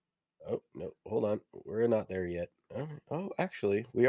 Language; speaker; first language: English; native; English